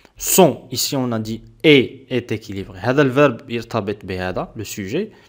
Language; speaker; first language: French; non-native, local second language; Arabic